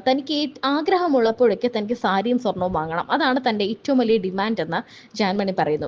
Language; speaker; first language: Malayalam; native; Malayalam